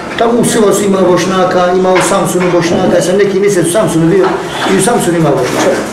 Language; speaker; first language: Bosnian; early bilingual, heritage; Bosnian